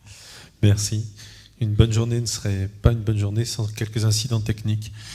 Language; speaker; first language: French; native; French